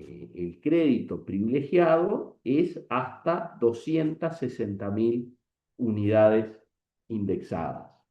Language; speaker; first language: Spanish; native; Spanish